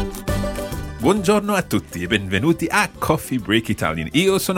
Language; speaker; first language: Italian; non-native, fluent; English